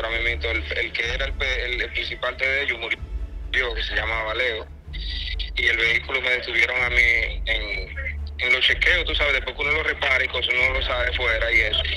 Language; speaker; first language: Spanish; native; Spanish